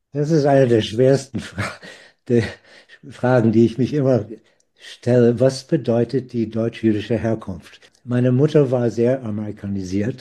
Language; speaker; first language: German; non-native, fluent; English